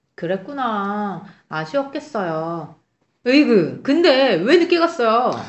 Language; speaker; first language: Korean; native; Korean